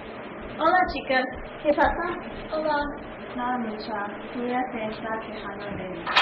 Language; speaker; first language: Spanish; non-native, learner; English